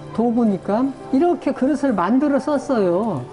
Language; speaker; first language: Korean; native; Korean